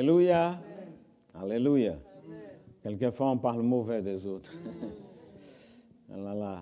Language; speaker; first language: French; non-native, fluent; Portuguese